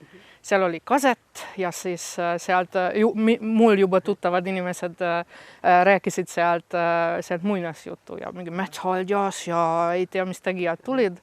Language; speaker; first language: Estonian; non-native, fluent; Hungarian